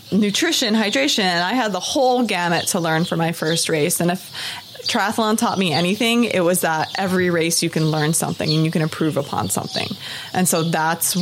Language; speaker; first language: English; native; English